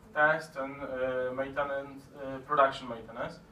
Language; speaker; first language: English; non-native, fluent; Polish